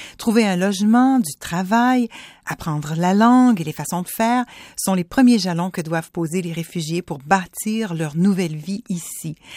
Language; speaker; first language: French; native; French